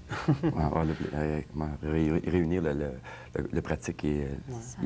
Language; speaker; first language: French; native; French